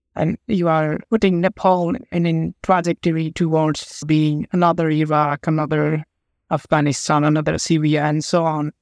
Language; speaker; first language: English; non-native, local second language; Nepali